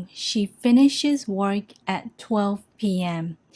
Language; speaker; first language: English; non-native, fluent; Burmese